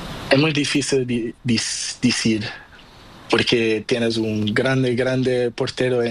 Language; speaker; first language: Spanish; non-native, learner; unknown